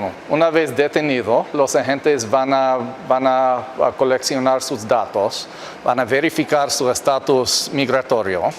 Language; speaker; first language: Spanish; non-native, fluent; English